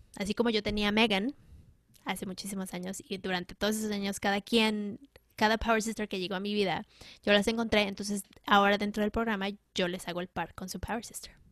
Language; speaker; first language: Spanish; native; Spanish